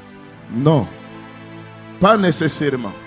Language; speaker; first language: French; non-native, local second language; Lingala